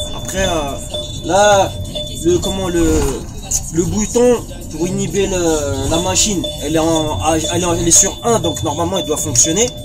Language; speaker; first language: French; early bilingual, other home language; Arabic